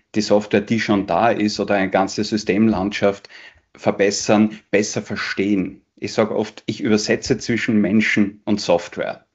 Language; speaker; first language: German; native; German